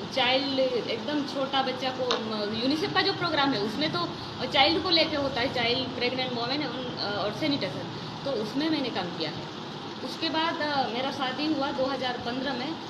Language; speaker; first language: Hindi; non-native, local second language; Santali